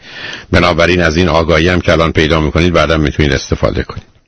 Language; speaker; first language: Persian; native; Persian